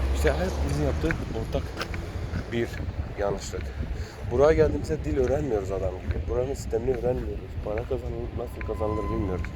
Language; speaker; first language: Turkish; early bilingual, heritage; Turkish